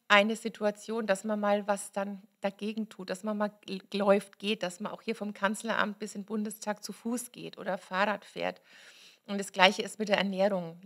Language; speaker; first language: German; native; German